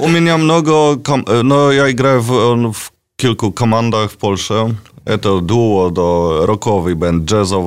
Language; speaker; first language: Russian; non-native, learner; Polish